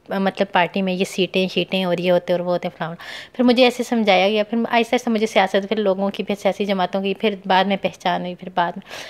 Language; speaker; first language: Urdu; non-native, local second language; Pashto